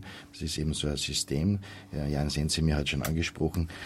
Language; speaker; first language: German; native; German